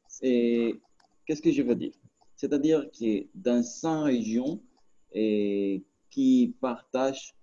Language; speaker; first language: French; non-native, learner; Spanish